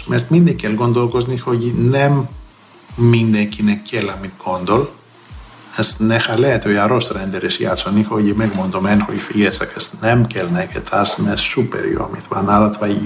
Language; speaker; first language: Hungarian; non-native, fluent; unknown